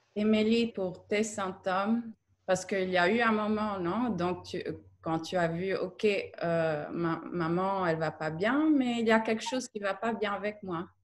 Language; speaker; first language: French; non-native, fluent; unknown